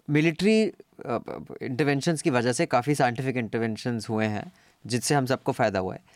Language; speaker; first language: Hindi; native; Hindi